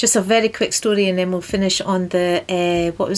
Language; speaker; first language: English; native; English